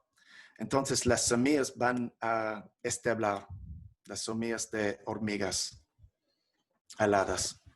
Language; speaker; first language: Spanish; non-native, fluent; English